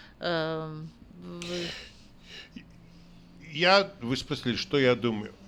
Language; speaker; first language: Russian; non-native, fluent; English